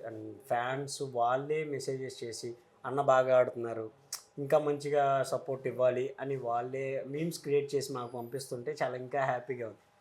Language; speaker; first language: Telugu; native; Telugu